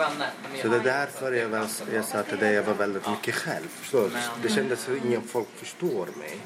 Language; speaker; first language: Swedish; non-native, local second language; Arabic